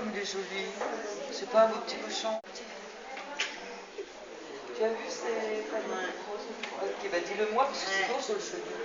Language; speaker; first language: French; native; French